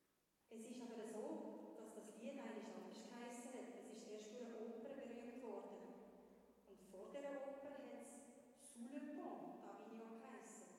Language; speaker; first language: German; native; German